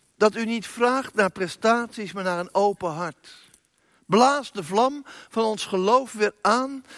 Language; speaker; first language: Dutch; native; Dutch